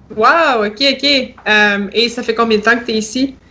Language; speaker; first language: French; native; French